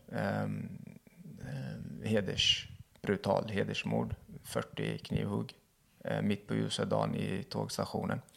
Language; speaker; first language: Swedish; early bilingual, other home language; Kurdish